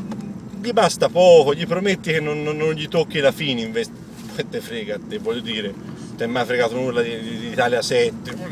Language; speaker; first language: Italian; native; Italian